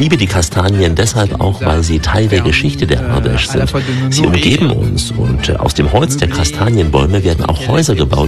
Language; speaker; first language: German; native; German